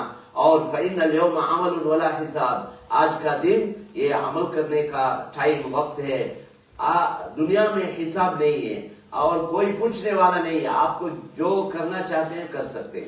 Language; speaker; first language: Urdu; non-native, fluent; Tamil